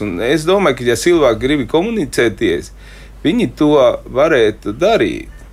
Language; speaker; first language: Latvian; non-native, fluent; Spanish